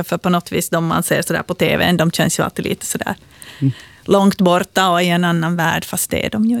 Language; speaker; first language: Swedish; native; Swedish